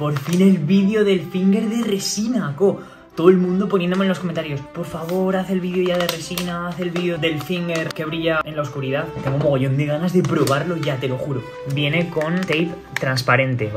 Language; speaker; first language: Spanish; native; Spanish